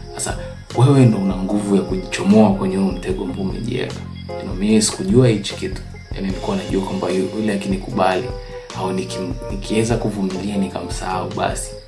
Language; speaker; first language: Swahili; native; Swahili